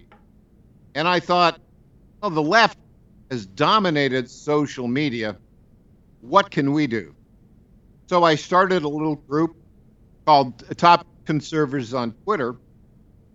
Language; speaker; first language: English; native; English